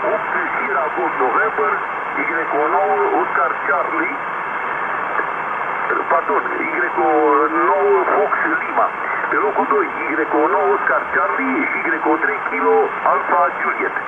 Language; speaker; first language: Romanian; native; Romanian